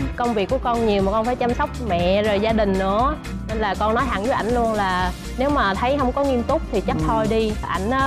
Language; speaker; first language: Vietnamese; native; Vietnamese